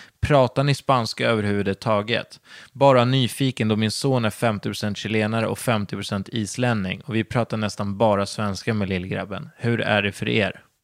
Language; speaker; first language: Swedish; native; Swedish